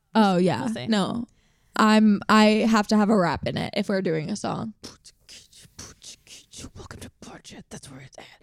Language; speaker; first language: English; native; English